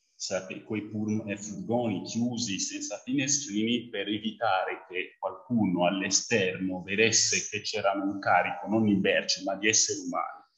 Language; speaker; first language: Italian; non-native, fluent; French